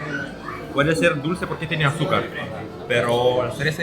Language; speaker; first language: Spanish; non-native, learner; Romanian